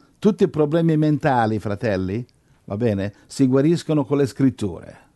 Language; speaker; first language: Italian; non-native, fluent; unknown